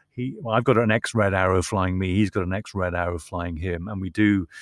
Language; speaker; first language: English; native; English